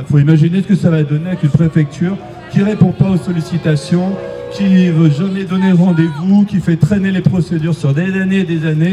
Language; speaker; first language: French; native; French